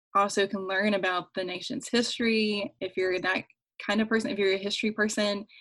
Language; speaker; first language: English; native; English